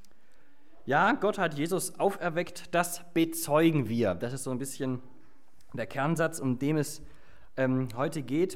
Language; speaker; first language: German; native; German